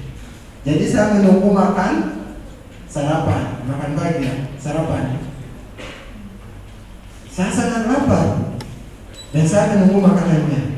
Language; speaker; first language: Indonesian; non-native, fluent; Ganda